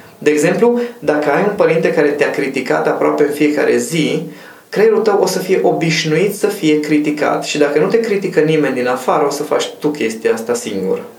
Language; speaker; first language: Romanian; non-native, local second language; Hungarian